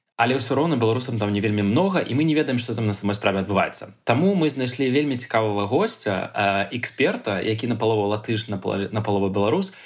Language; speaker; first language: Belarusian; native; Belarusian